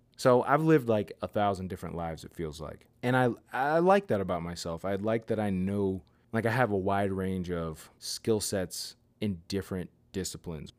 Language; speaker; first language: English; native; English